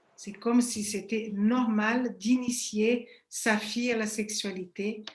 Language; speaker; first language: French; non-native, fluent; Portuguese